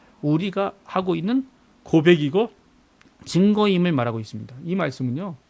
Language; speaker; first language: Korean; native; Korean